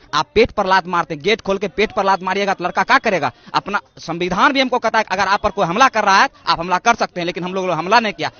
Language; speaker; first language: Hindi; native; Hindi